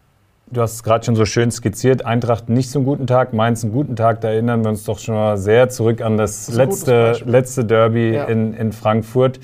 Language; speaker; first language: German; native; German